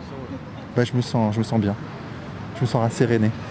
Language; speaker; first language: French; native; French